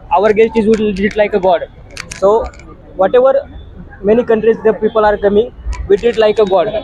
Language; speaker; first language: English; non-native, local second language; Marathi